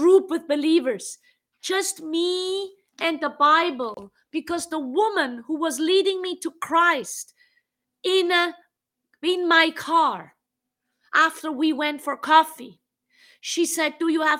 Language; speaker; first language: English; non-native, fluent; Swiss German